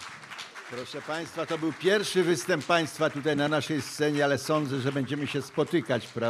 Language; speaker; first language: Polish; native; Polish